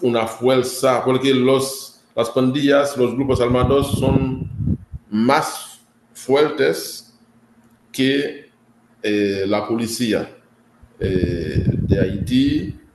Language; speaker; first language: Spanish; non-native, fluent; Haitian Creole